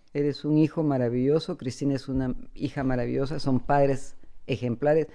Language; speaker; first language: Spanish; native; Spanish